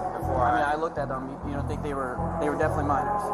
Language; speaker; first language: English; native; English